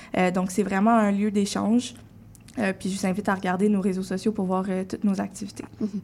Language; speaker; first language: French; native; French